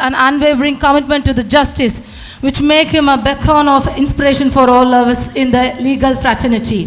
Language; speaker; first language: English; non-native, local second language; Tamil